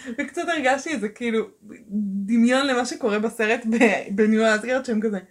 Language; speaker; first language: Hebrew; early bilingual, other home language; Russian